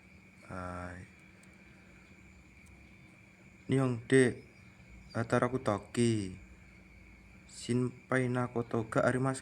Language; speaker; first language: Japanese; non-native, fluent; Indonesian